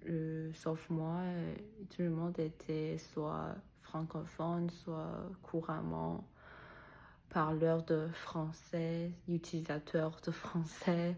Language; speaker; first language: French; non-native, learner; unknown